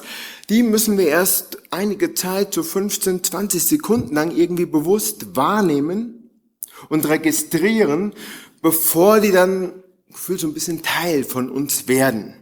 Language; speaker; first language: German; native; German